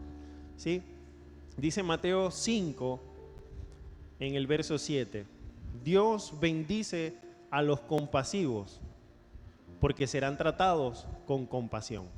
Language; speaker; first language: Spanish; native; Spanish